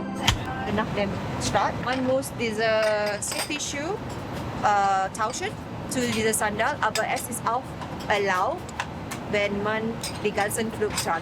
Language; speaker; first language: German; non-native, fluent; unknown